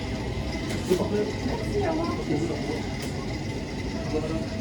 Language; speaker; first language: French; native; French